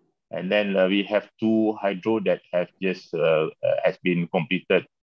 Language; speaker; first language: English; non-native, local second language; Malay